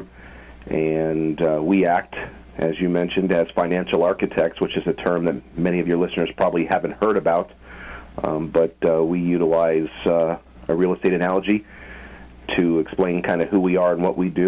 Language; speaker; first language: English; native; English